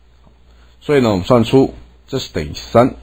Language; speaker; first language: Chinese; native; Chinese